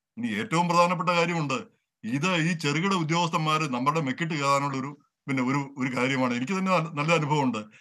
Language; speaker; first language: Malayalam; native; Malayalam